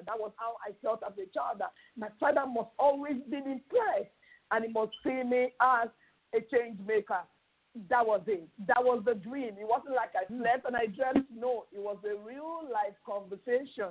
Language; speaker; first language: English; non-native, local second language; Yoruba